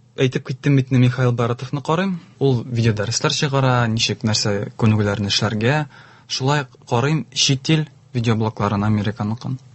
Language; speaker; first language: Tatar; native; Tatar